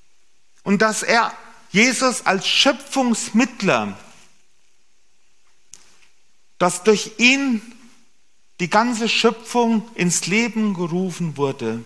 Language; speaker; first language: German; native; German